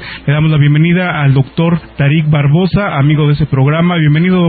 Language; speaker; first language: Spanish; native; Spanish